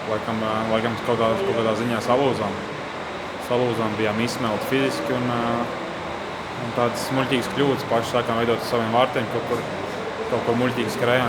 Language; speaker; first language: Latvian; native; Latvian